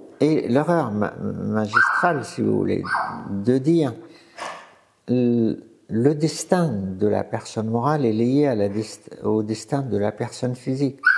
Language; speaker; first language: French; non-native, fluent; Arabic